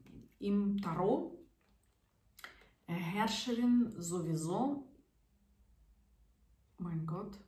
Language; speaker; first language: German; non-native, fluent; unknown